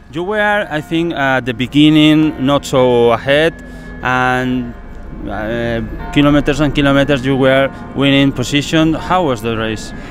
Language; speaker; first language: English; non-native, learner; Spanish